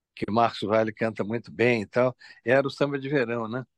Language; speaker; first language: Portuguese; native; Portuguese